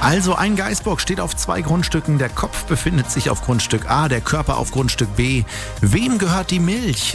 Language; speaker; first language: German; native; German